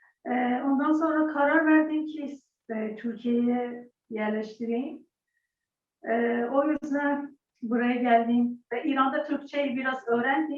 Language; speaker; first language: Turkish; non-native, learner; Persian